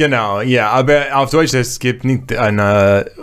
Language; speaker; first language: German; non-native, learner; English